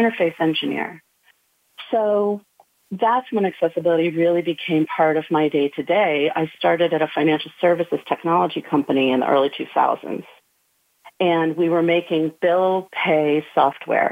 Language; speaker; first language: English; native; English